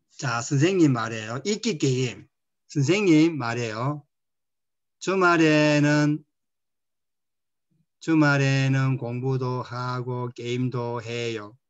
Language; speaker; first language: Korean; non-native, fluent; Spanish